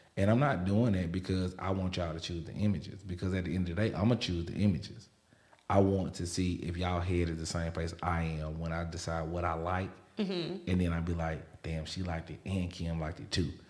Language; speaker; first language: English; native; English